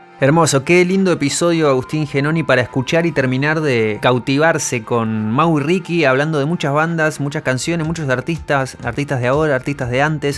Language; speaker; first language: Spanish; native; Spanish